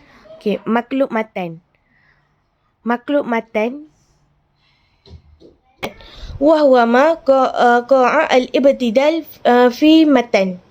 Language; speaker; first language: Arabic; non-native, learner; Malay